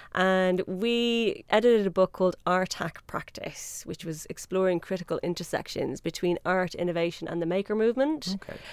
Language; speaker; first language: English; native; English